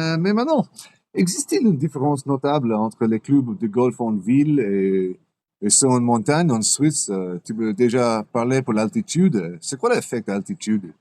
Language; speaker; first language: French; non-native, learner; English